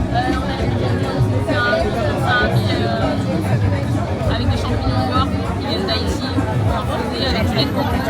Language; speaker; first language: French; non-native, learner; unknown